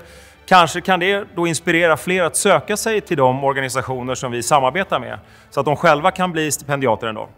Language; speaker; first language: Swedish; native; Swedish